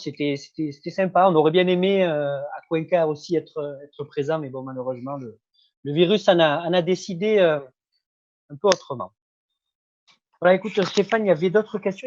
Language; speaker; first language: French; native; French